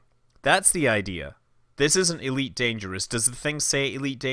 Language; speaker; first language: English; native; English